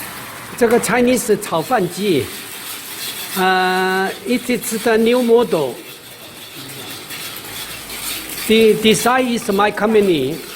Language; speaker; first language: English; non-native, learner; Chinese